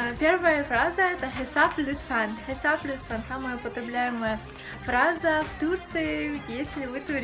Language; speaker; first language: Russian; non-native, local second language; Kazakh